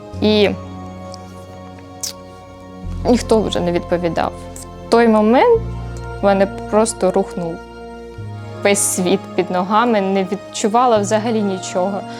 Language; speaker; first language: Ukrainian; native; Ukrainian